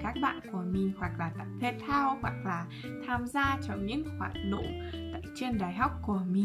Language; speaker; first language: Vietnamese; non-native, fluent; Russian